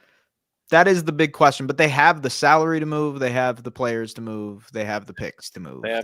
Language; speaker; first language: English; native; English